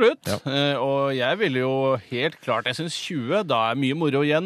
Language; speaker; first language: Norwegian; native; Norwegian